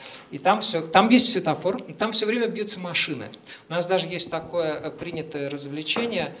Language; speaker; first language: Russian; native; Russian